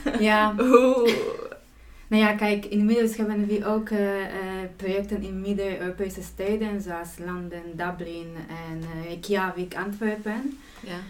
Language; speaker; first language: Dutch; non-native, fluent; Polish